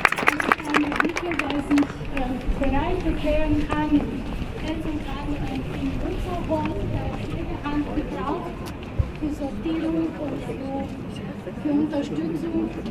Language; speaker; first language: German; non-native, learner; Ukrainian